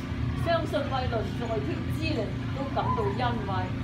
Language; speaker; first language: Cantonese; native; Cantonese